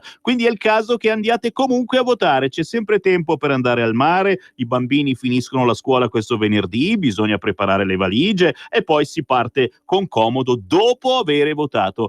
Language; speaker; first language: Italian; native; Italian